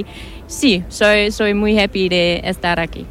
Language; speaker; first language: Spanish; non-native, learner; German